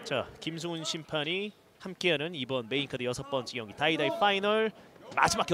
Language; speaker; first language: Korean; native; Korean